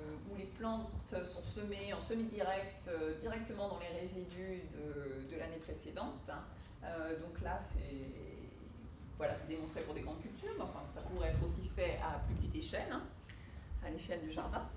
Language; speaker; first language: French; native; French